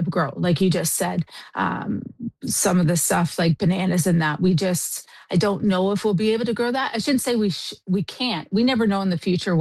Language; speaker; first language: English; native; English